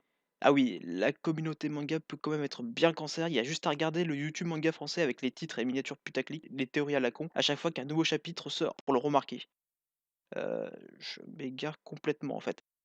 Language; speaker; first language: French; native; French